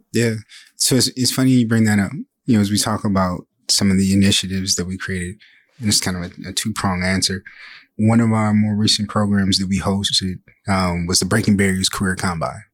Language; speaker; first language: English; native; English